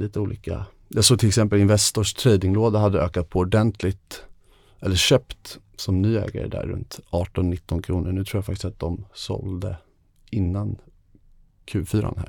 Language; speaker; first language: Swedish; native; Swedish